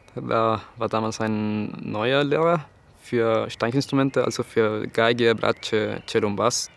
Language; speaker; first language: German; non-native, fluent; Spanish